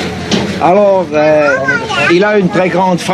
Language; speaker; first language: French; non-native, fluent; Swiss German